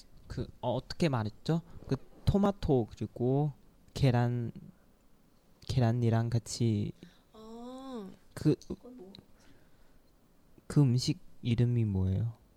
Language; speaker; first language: Korean; non-native, local second language; Chinese